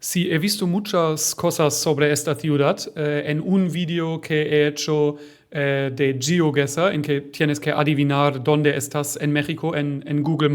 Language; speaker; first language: Spanish; non-native, fluent; German